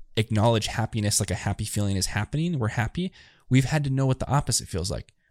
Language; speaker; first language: English; native; English